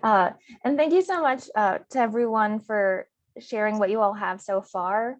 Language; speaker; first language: English; native; English